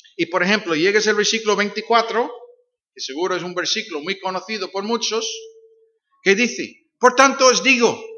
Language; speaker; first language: Spanish; non-native, fluent; English